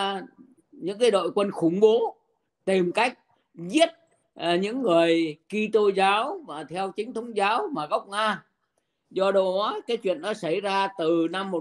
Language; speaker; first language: Vietnamese; native; Vietnamese